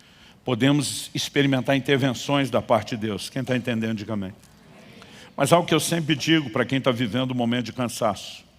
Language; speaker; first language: Portuguese; native; Portuguese